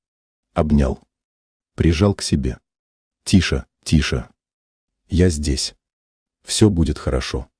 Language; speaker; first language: Russian; native; Russian